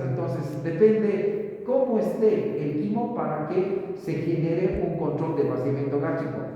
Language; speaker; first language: Spanish; native; Spanish